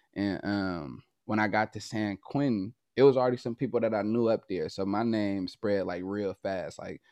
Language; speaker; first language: English; native; English